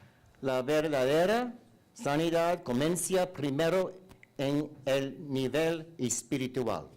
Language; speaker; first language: Spanish; non-native, learner; English